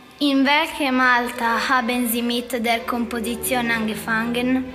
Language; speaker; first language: German; non-native, learner; Italian